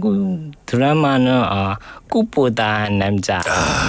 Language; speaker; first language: Korean; non-native, learner; Burmese